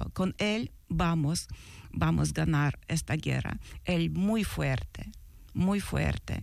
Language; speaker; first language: Spanish; non-native, learner; Ukrainian